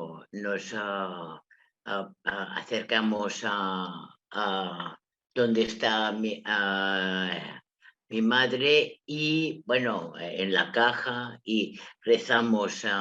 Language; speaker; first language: Spanish; non-native, local second language; Catalan